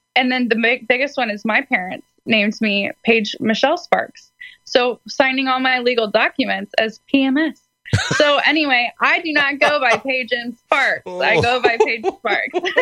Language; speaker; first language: English; native; English